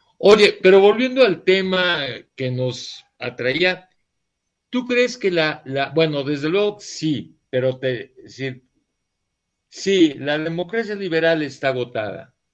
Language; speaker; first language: Spanish; native; Spanish